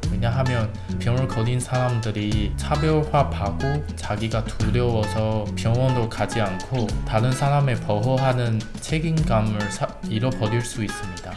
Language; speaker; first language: Korean; non-native, learner; Chinese